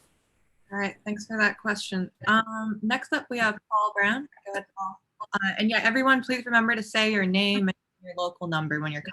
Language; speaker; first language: English; native; English